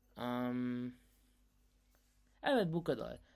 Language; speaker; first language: Turkish; non-native, learner; Urdu